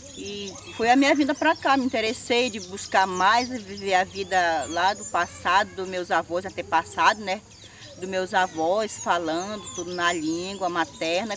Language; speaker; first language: Portuguese; native; Portuguese